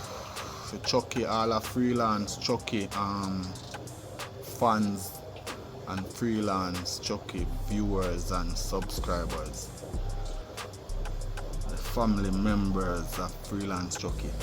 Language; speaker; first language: English; native; English